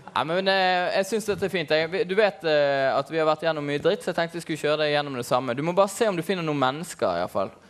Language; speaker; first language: Norwegian; native; Norwegian